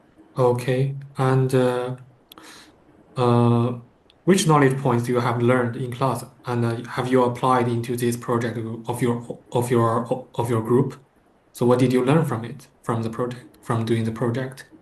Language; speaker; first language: English; non-native, fluent; Chinese